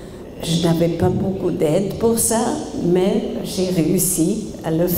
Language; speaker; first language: French; non-native, fluent; German